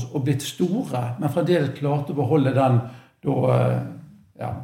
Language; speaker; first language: Norwegian; native; Norwegian